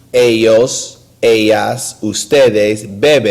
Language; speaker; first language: Spanish; non-native, learner; English